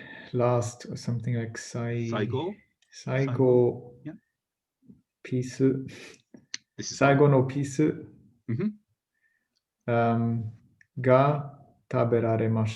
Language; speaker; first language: Japanese; non-native, learner; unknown